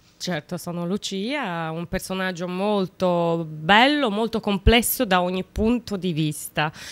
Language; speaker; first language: Italian; non-native, fluent; Romanian